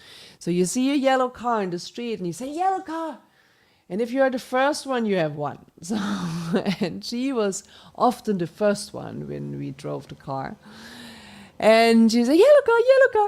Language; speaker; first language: English; non-native, fluent; German